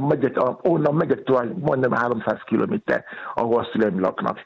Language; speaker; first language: Hungarian; non-native, fluent; Yoruba